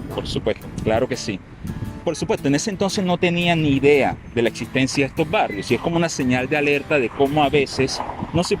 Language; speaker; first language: Spanish; native; Spanish